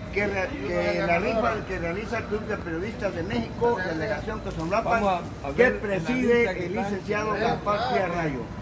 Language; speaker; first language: Spanish; native; Spanish